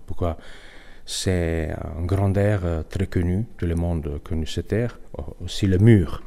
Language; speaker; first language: French; non-native, learner; Italian